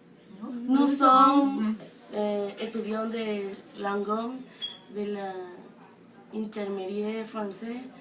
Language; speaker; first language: French; non-native, learner; Spanish